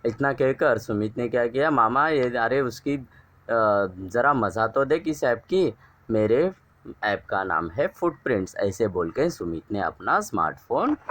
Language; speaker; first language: Hindi; non-native, local second language; Marathi